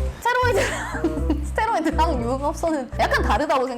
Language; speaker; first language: Korean; non-native, fluent; Russian